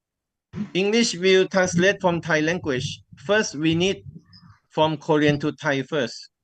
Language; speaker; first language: English; non-native, learner; Thai